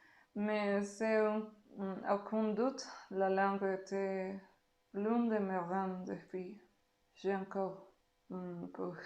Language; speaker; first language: French; non-native, learner; Spanish